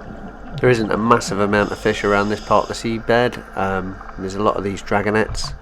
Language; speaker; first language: English; native; English